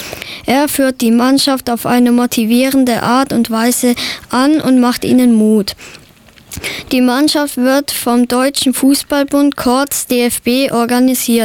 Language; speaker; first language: German; native; German